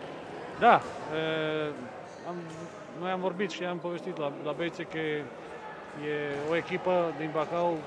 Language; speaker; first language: Romanian; non-native, fluent; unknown